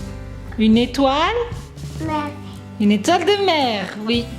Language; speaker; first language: French; native; French